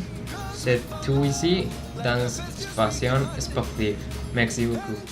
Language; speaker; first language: French; non-native, learner; Spanish